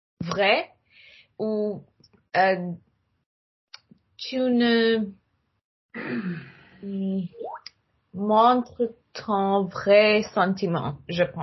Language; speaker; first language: French; non-native, learner; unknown